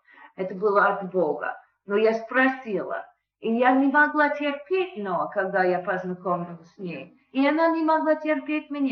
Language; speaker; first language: Russian; non-native, fluent; English